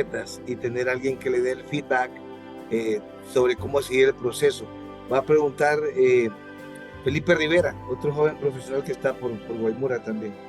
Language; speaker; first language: Spanish; native; Spanish